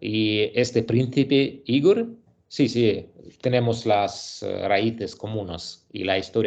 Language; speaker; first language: Spanish; non-native, learner; Russian